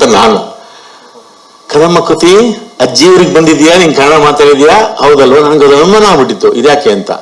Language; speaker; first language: Kannada; native; Kannada